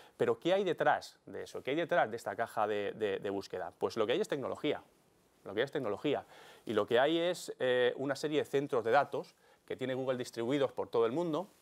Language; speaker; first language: Spanish; native; Spanish